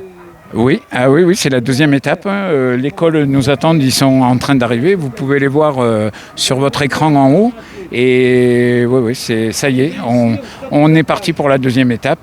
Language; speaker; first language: French; native; French